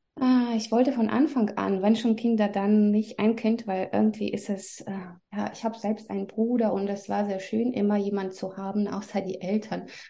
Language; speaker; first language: German; non-native, fluent; Russian